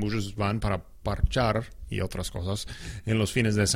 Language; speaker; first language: Spanish; non-native, fluent; English